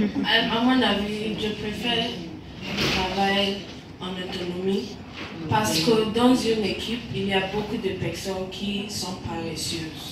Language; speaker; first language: French; non-native, learner; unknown